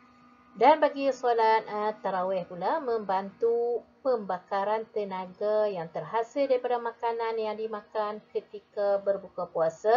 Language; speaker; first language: Malay; native; Malay